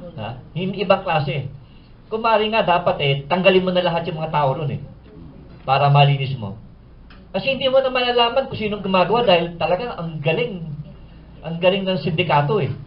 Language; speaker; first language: Filipino; native; Filipino